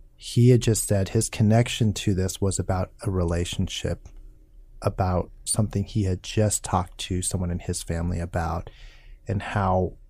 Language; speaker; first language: English; native; English